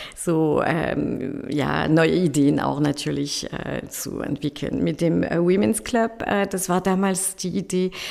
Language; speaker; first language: German; non-native, fluent; French